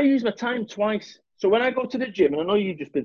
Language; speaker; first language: English; native; English